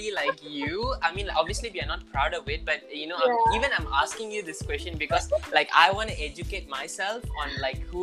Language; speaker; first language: English; non-native, local second language; Tamil